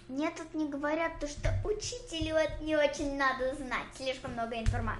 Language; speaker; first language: Russian; early bilingual, heritage; Russian